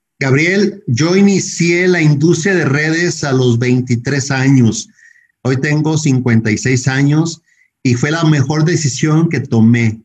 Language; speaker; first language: Spanish; native; Spanish